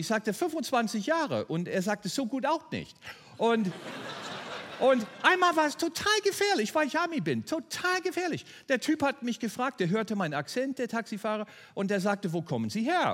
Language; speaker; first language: German; non-native, fluent; English